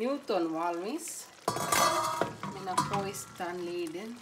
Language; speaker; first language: Finnish; non-native, learner; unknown